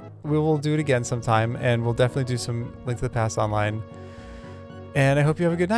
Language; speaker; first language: English; native; English